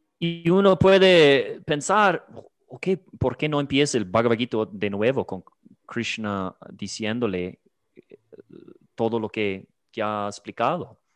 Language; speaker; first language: Spanish; non-native, fluent; English